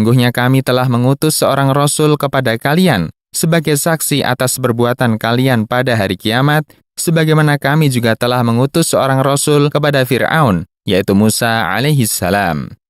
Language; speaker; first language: Indonesian; native; Indonesian